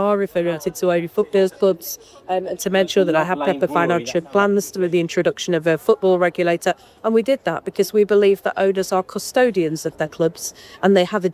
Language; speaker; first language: English; native; English